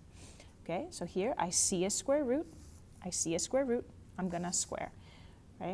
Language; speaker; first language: English; native; English